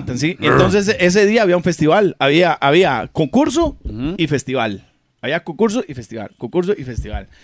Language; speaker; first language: Spanish; native; Spanish